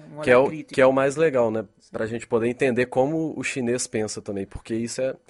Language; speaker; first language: Portuguese; native; Portuguese